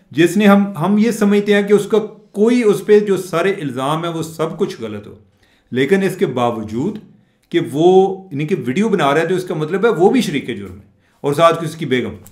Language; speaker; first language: Urdu; non-native, local second language; Punjabi